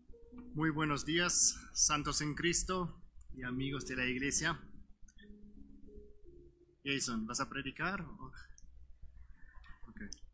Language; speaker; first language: Spanish; non-native, fluent; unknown